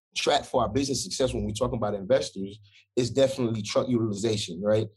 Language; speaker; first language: English; early bilingual, other home language; Haitian Creole